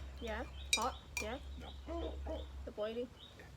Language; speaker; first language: English; non-native, learner; Thai